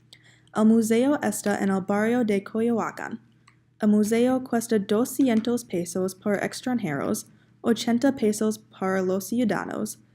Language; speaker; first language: Spanish; non-native, learner; English